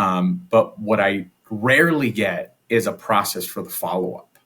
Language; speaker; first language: English; native; English